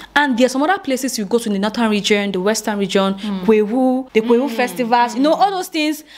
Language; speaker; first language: English; non-native, local second language; Igbo